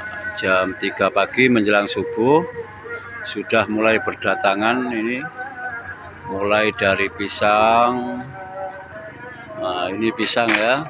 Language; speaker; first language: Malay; non-native, local second language; Javanese